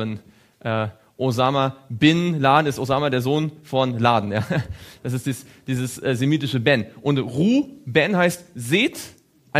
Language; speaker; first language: German; native; German